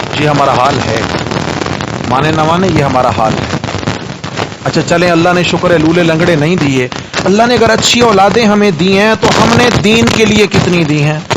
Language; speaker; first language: Urdu; non-native, local second language; Punjabi